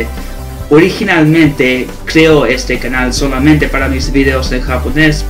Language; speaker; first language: Spanish; non-native, learner; English